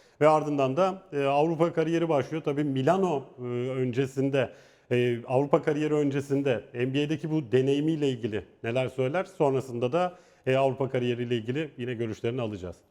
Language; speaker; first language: Turkish; native; Turkish